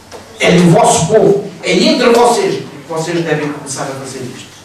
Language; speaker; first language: Portuguese; native; Portuguese